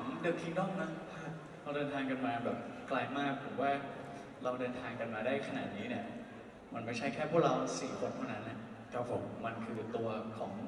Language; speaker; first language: Thai; native; Thai